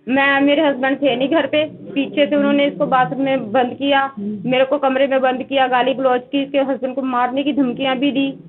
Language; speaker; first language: Hindi; non-native, local second language; Punjabi